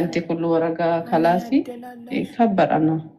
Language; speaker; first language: Arabic; non-native, learner; Amharic